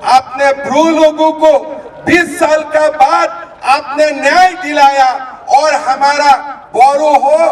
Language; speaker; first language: Hindi; non-native, local second language; Assamese